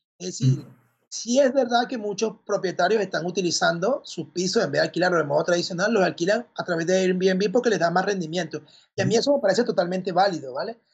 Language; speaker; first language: Spanish; native; Spanish